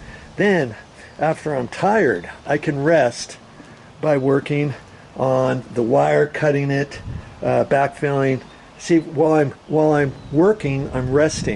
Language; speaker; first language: English; native; English